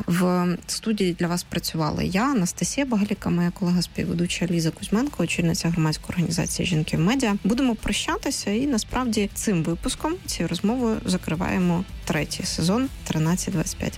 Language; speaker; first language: Ukrainian; native; Ukrainian